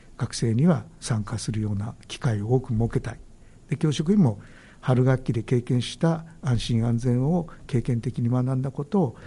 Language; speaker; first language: Japanese; native; Japanese